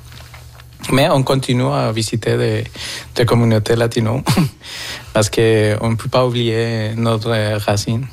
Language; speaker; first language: French; non-native, fluent; Spanish